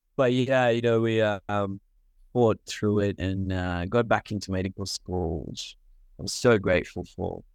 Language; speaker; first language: English; early bilingual, other home language; Sinhala